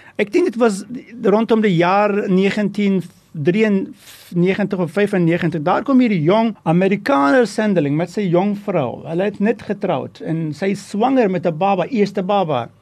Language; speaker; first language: Afrikaans; non-native, fluent; Turkish